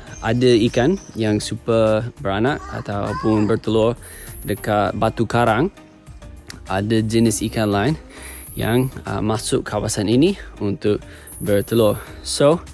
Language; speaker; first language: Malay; non-native, fluent; English